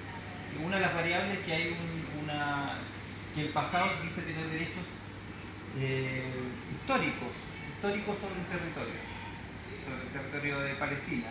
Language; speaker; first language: Spanish; native; Spanish